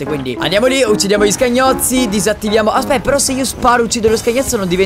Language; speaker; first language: Italian; native; Italian